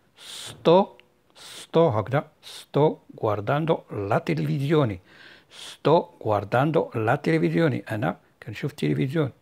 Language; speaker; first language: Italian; non-native, fluent; Arabic